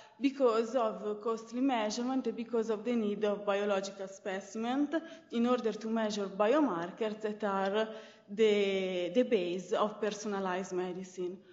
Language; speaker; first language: English; non-native, fluent; Italian